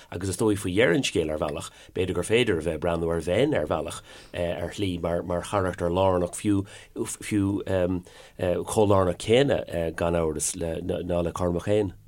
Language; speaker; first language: Irish; non-native, local second language; English